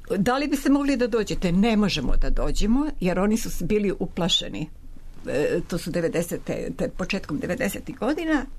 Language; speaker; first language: Serbian; native; Serbian